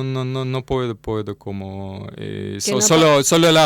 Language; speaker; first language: Spanish; non-native, learner; Russian